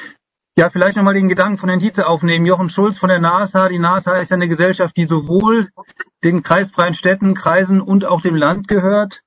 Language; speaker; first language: German; native; German